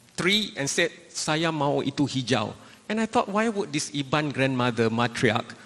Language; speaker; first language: English; non-native, local second language; Malay